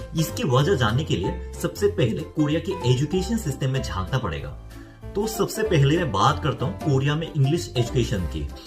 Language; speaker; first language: Hindi; non-native, fluent; Korean